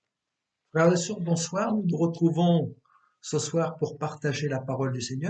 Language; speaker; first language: French; native; French